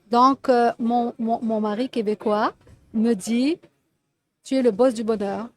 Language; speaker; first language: French; non-native, local second language; Arabic